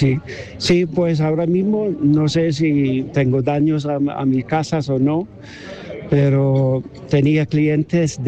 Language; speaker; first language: Spanish; non-native, learner; English